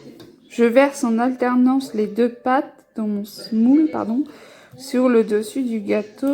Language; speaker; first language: French; native; French